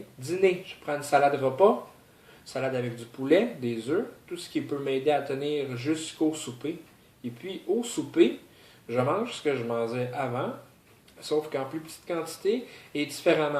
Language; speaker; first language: French; native; French